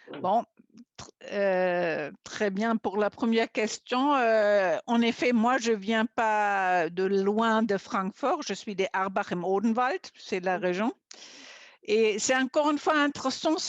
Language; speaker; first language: French; non-native, fluent; German